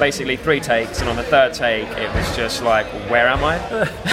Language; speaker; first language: English; native; English